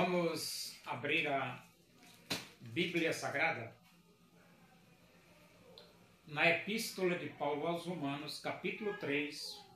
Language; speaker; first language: Portuguese; native; Portuguese